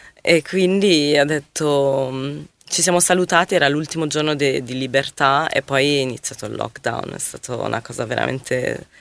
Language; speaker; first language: Italian; non-native, fluent; Arabic